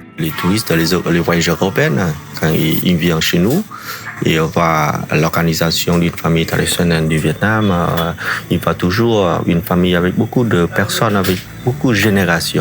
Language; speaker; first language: French; non-native, fluent; Vietnamese